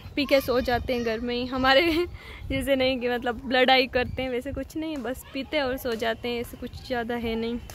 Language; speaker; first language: Hindi; native; Hindi